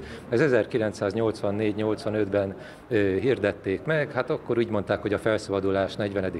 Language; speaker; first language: Hungarian; native; Hungarian